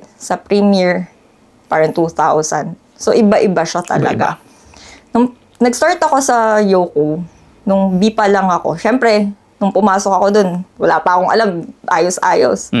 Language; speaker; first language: Filipino; native; Filipino